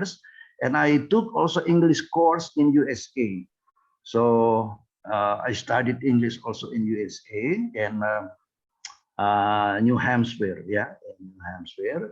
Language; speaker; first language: English; non-native, fluent; Indonesian